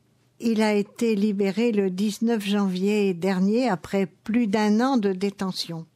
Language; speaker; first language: French; native; French